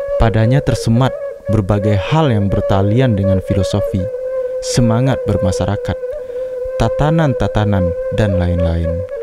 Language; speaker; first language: Indonesian; non-native, local second language; Minangkabau